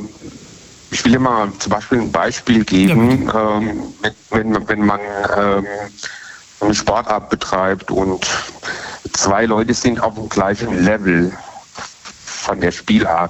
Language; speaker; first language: German; native; German